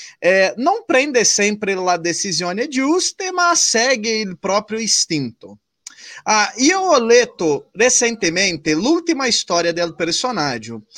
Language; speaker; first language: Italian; non-native, learner; Portuguese